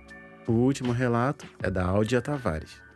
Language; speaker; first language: Portuguese; native; Portuguese